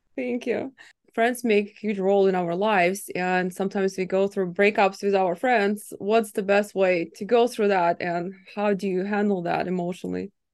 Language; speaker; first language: English; non-native, fluent; Ukrainian